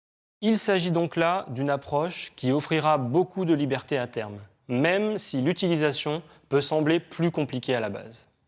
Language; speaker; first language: French; native; French